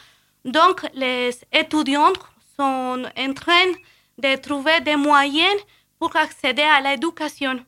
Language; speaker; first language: French; non-native, fluent; Spanish